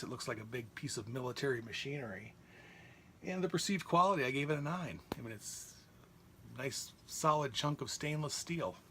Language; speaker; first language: English; native; English